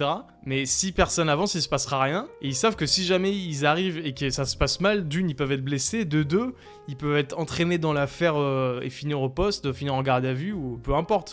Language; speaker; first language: French; native; French